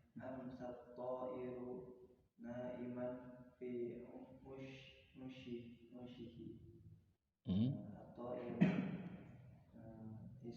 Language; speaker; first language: Arabic; non-native, learner; Indonesian